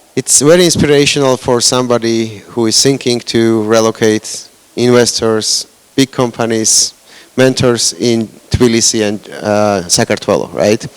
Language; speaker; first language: English; non-native, fluent; Georgian